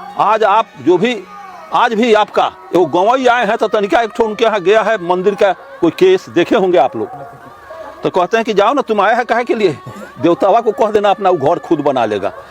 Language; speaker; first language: Hindi; native; Hindi